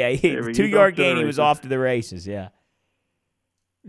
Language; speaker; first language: English; native; English